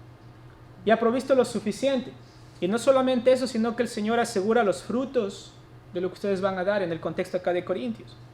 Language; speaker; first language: Spanish; native; Spanish